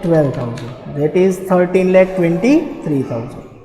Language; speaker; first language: English; non-native, local second language; Gujarati